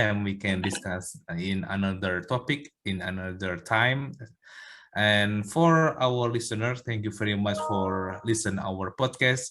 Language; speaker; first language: English; non-native, learner; Indonesian